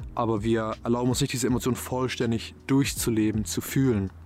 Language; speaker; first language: German; native; German